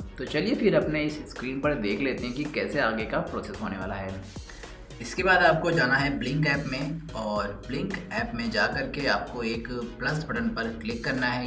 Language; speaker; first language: Hindi; native; Hindi